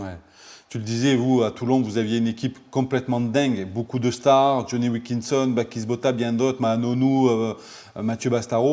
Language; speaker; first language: French; native; French